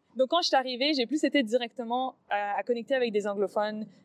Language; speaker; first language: French; native; French